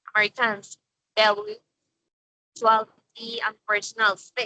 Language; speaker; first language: English; non-native, learner; Spanish